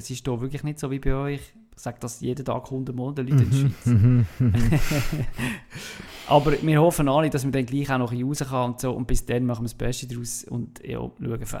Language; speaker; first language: German; native; German